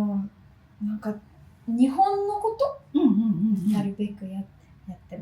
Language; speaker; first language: Japanese; non-native, fluent; English